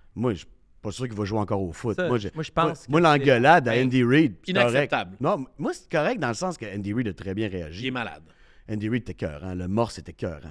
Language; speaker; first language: French; native; French